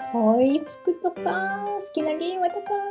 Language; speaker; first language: Japanese; non-native, learner; German